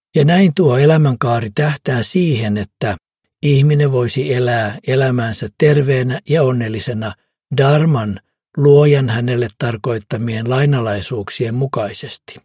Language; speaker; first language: Finnish; native; Finnish